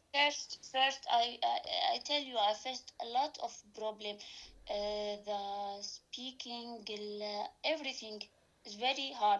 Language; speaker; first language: English; non-native, learner; Arabic